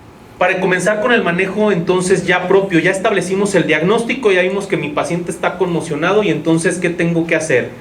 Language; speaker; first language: Spanish; native; Spanish